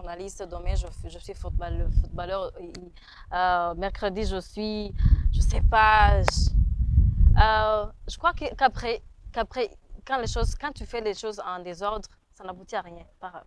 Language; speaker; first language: French; non-native, local second language; Rundi